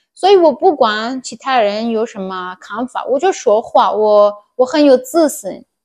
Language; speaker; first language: Chinese; non-native, fluent; Persian